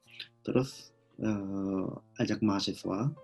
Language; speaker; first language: Indonesian; non-native, local second language; Japanese